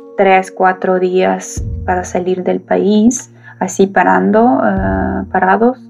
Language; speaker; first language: Spanish; non-native, fluent; Ukrainian